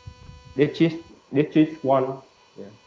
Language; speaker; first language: English; non-native, learner; Vietnamese